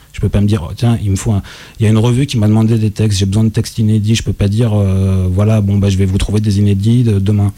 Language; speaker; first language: French; native; French